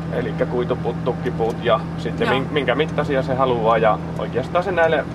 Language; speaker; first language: Finnish; native; Finnish